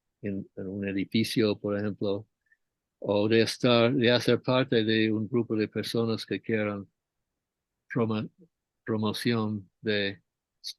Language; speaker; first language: Spanish; non-native, fluent; English